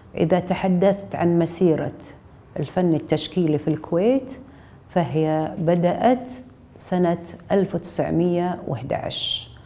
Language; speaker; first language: Arabic; native; Arabic